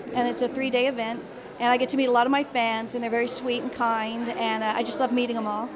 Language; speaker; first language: English; native; English